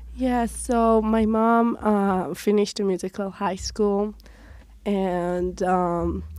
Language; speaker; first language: English; non-native, fluent; Hebrew